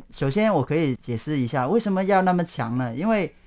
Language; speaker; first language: Chinese; non-native, local second language; Cantonese